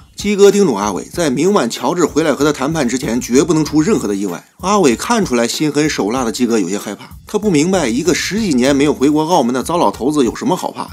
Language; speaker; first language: Chinese; native; Chinese